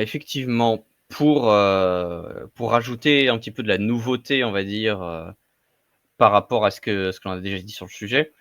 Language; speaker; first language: French; native; French